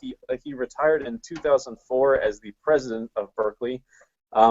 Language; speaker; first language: English; native; English